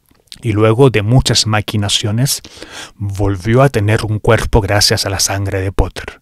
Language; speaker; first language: Spanish; native; Spanish